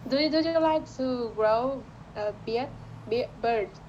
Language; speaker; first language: English; non-native, learner; Vietnamese